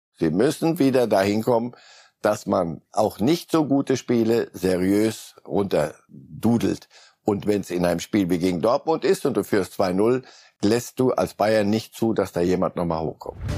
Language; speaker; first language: German; native; German